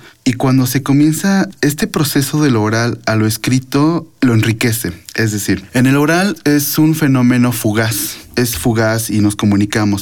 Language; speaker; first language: Spanish; native; Spanish